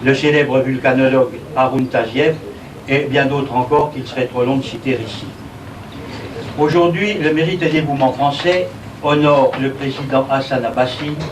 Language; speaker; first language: French; native; French